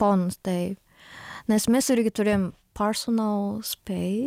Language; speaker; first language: Lithuanian; non-native, learner; Japanese